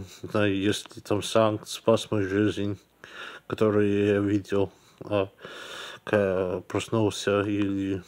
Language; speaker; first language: Russian; early bilingual, heritage; Russian